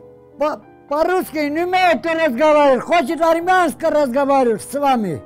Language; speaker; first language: Russian; non-native, local second language; Armenian